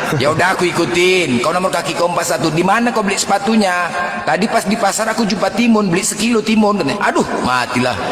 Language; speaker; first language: Indonesian; native; Indonesian